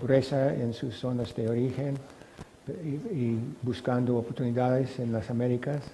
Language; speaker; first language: Spanish; non-native, fluent; English